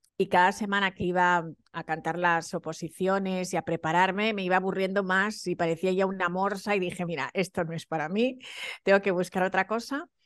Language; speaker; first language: Spanish; early bilingual, other home language; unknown